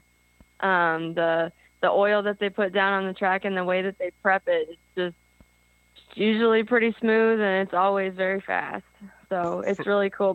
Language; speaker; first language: English; native; English